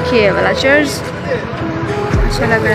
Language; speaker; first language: Hindi; non-native, local second language; Nepali